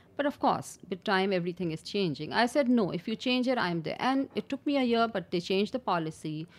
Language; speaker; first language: English; non-native, local second language; Urdu